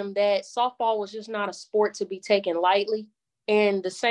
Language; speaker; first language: English; native; English